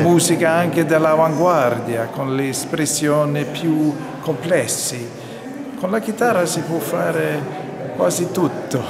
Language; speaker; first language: Italian; non-native, fluent; Swedish